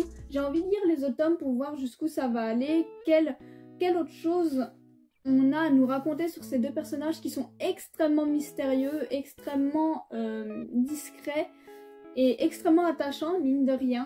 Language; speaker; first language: French; native; French